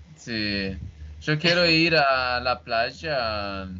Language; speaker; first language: Spanish; non-native, learner; Portuguese